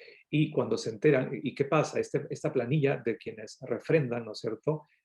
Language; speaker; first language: Spanish; native; Spanish